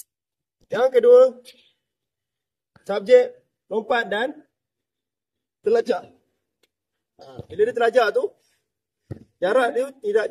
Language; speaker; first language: Malay; native; Malay